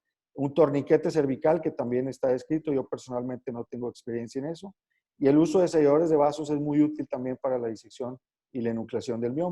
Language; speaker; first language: Spanish; native; Spanish